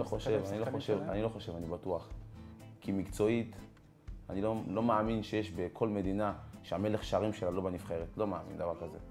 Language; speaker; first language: Hebrew; native; Hebrew